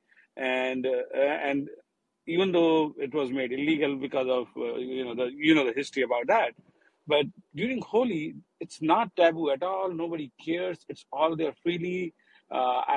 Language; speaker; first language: English; non-native, local second language; Hindi